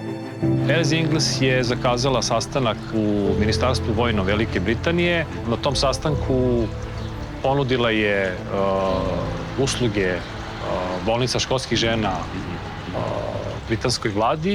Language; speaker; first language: Bosnian; native; Bosnian